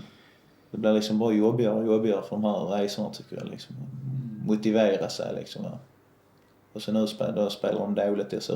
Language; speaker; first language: Swedish; native; Swedish